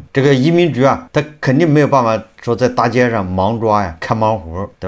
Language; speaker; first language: Chinese; native; Chinese